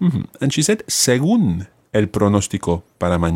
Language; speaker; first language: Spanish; non-native, fluent; English